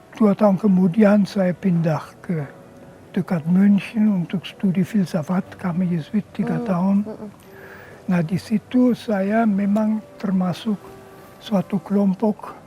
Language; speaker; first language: Indonesian; non-native, fluent; German